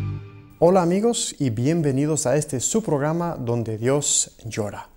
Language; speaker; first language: Spanish; native; Spanish